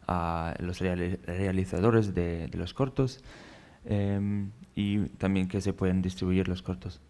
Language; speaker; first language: Spanish; non-native, fluent; German